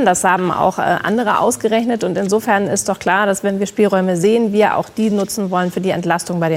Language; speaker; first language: German; native; German